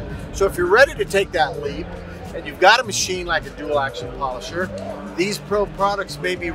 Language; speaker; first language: English; native; English